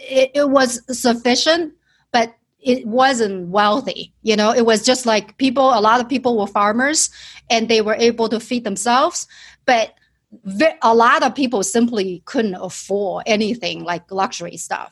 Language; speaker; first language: English; non-native, fluent; Chinese